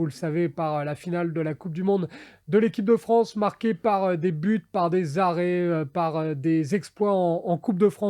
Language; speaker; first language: French; native; French